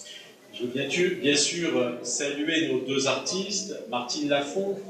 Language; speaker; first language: French; native; French